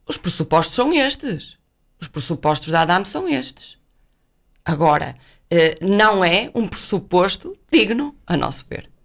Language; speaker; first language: Portuguese; native; Portuguese